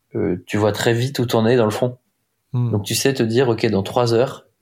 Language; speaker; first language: French; native; French